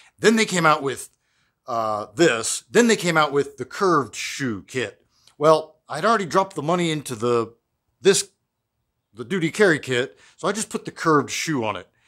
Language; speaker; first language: English; native; English